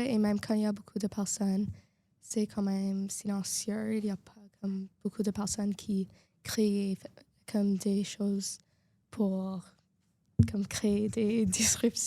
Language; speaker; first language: French; non-native, local second language; English